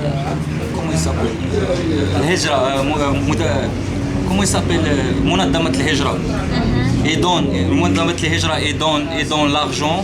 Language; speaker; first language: French; non-native, learner; Arabic